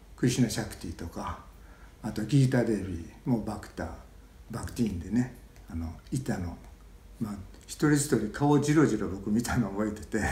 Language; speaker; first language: Japanese; native; Japanese